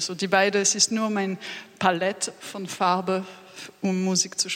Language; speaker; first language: German; non-native, fluent; French